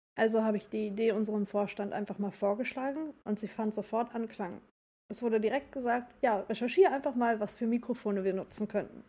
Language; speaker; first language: German; native; German